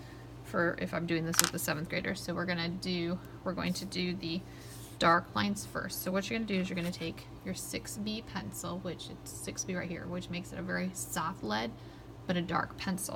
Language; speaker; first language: English; native; English